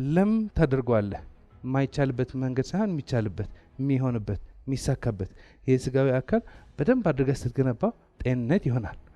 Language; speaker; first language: Amharic; non-native, local second language; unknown